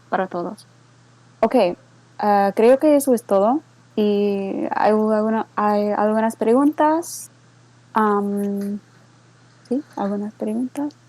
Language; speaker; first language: Spanish; non-native, learner; English